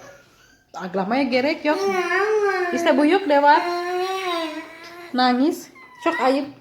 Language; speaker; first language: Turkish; non-native, learner; Indonesian